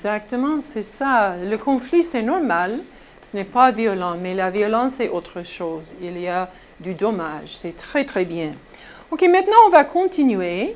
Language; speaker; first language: French; non-native, fluent; English